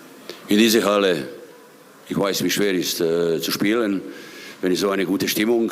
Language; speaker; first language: German; non-native, fluent; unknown